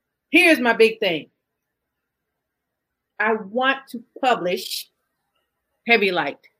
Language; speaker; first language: English; early bilingual, other home language; Spanish